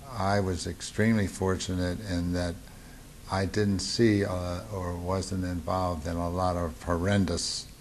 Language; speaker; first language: English; native; English